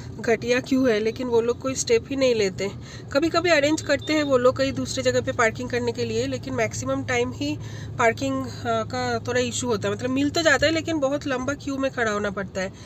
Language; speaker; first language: Hindi; non-native, local second language; Bangla